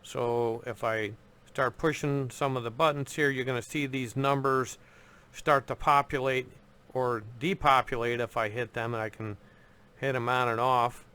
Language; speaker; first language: English; native; English